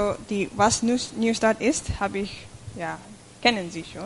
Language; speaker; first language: German; non-native, fluent; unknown